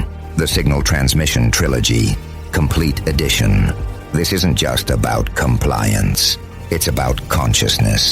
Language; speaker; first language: English; native; English